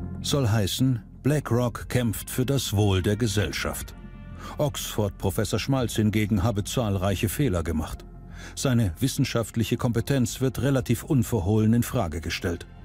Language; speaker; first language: German; native; German